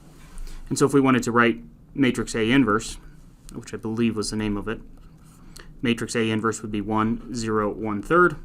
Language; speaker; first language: English; native; English